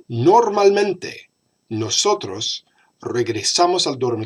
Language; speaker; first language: Spanish; non-native, fluent; English